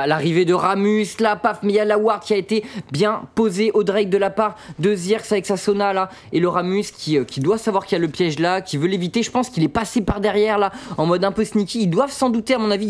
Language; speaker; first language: French; native; French